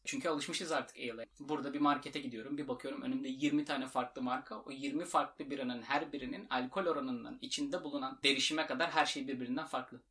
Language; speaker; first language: Turkish; native; Turkish